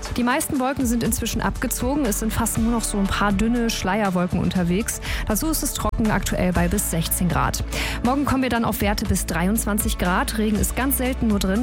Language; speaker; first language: German; native; German